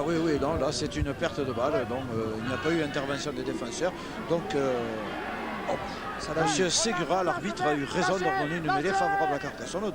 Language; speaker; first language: French; native; French